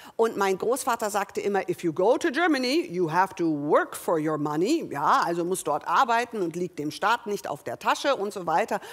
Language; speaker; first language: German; early bilingual, other home language; English